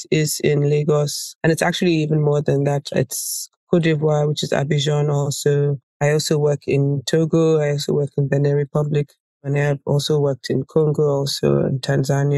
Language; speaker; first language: English; non-native, local second language; Yoruba